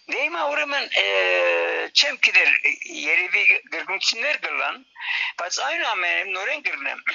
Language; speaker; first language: Armenian; early bilingual, heritage; Armenian